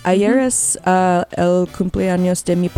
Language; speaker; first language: Spanish; non-native, learner; English